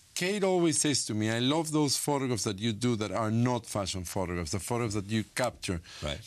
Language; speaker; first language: English; non-native, fluent; Spanish